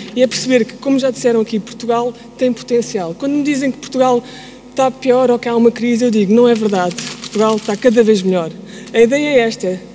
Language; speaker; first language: Portuguese; early bilingual, heritage; Portuguese